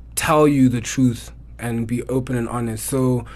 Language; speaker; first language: English; non-native, local second language; Xhosa